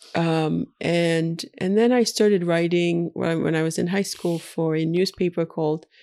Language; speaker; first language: English; early bilingual, other home language; Haitian Creole